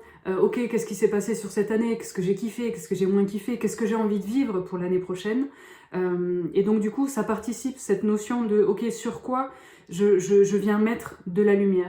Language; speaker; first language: French; native; French